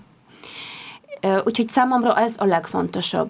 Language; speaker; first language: Hungarian; non-native, fluent; Polish